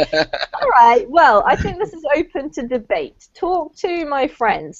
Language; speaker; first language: English; native; English